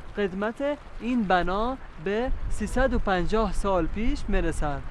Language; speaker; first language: Persian; non-native, learner; Arabic